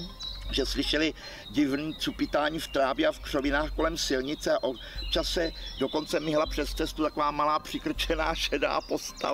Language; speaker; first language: Czech; native; Czech